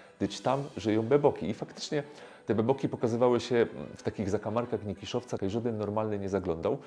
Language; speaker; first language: Polish; native; Polish